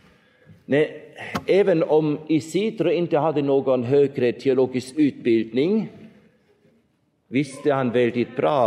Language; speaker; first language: Swedish; non-native, fluent; German